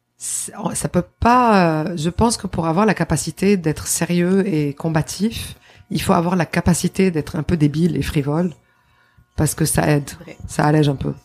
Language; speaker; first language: French; non-native, local second language; Arabic